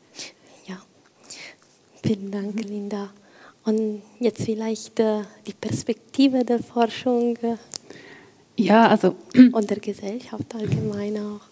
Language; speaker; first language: German; non-native, fluent; Italian